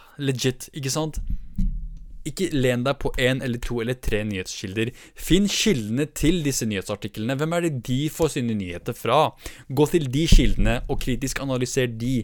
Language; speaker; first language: Norwegian; early bilingual, other home language; Kurdish